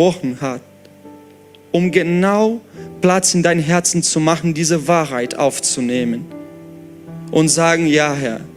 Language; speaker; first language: German; non-native, fluent; Portuguese